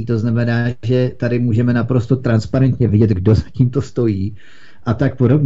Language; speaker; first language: Czech; native; Czech